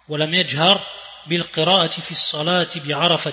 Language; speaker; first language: Arabic; non-native, fluent; French